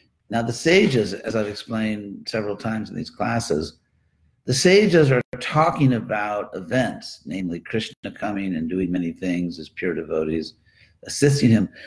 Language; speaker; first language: English; native; English